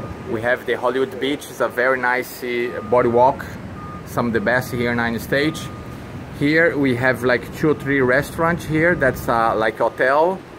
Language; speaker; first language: English; non-native, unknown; Portuguese